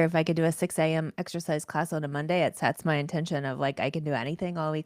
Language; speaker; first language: English; native; English